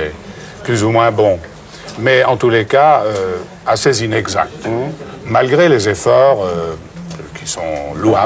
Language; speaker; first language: French; native; French